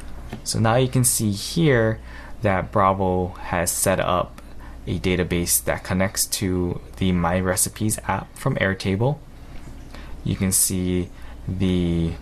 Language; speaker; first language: English; native; English